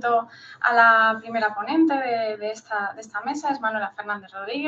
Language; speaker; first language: Spanish; native; Spanish